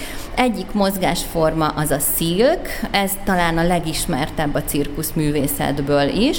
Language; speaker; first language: Hungarian; native; Hungarian